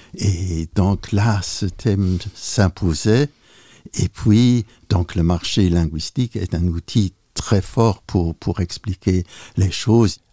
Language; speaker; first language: French; non-native, local second language; Luxembourgish